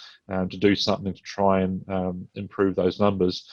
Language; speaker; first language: English; native; English